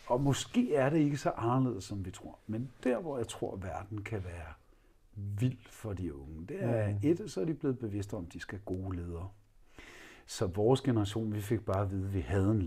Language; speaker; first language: Danish; native; Danish